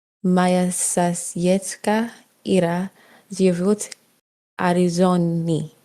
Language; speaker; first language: Russian; non-native, learner; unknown